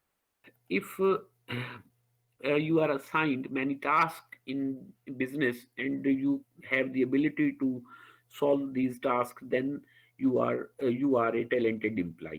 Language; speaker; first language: English; non-native, local second language; Urdu